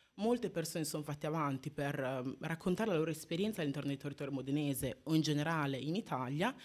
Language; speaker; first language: Italian; native; Italian